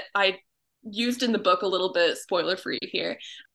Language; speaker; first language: English; native; English